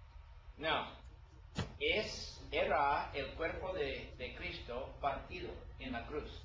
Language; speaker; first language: Spanish; non-native, learner; English